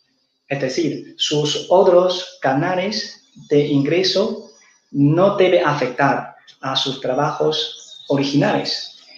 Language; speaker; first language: Spanish; non-native, fluent; Chinese